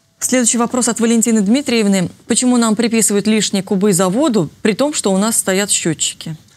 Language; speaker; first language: Russian; native; Russian